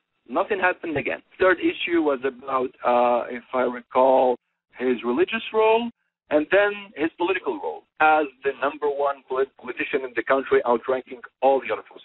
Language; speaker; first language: English; non-native, fluent; Arabic